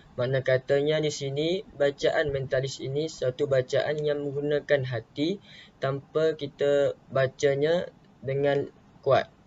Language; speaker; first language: Malay; native; Malay